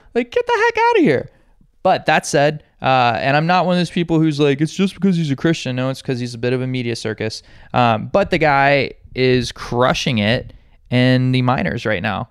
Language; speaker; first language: English; native; English